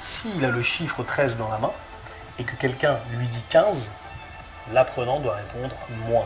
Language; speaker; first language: French; native; French